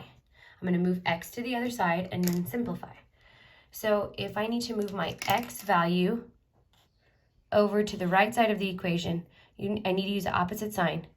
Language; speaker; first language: English; native; English